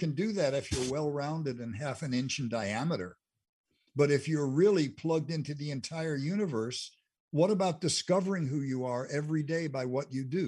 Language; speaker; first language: English; native; English